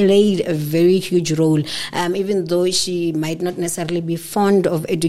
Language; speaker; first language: English; non-native, local second language; Northern Sotho